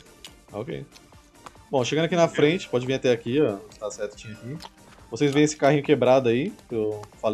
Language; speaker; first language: Portuguese; native; Portuguese